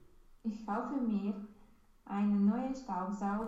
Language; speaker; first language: German; non-native, learner; Romanian